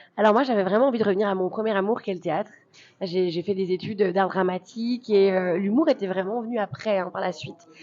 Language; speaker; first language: French; early bilingual, other home language; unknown